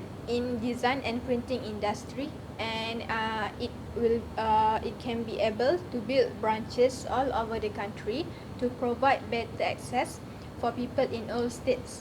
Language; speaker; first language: English; non-native, learner; Malay